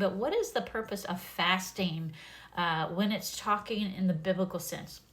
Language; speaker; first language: English; native; English